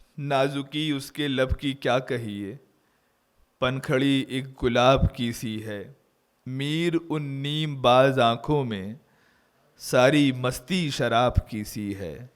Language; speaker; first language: Urdu; native; Urdu